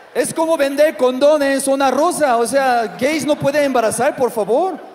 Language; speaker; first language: Spanish; non-native, fluent; Korean